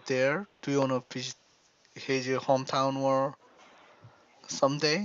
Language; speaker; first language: English; non-native, learner; Korean